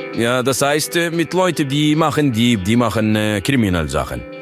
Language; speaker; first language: German; non-native, learner; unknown